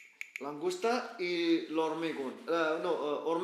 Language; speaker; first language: Spanish; non-native, learner; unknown